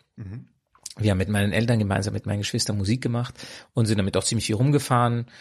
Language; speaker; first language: German; native; German